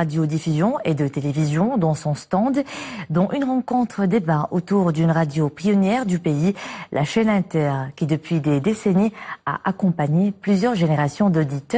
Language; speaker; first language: French; non-native, local second language; Arabic